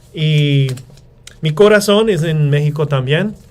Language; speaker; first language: Spanish; non-native, learner; English